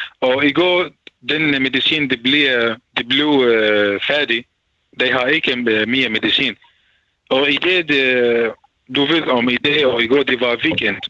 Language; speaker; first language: Danish; non-native, learner; Arabic